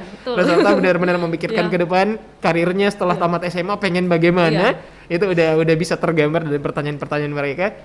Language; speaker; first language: Indonesian; native; Indonesian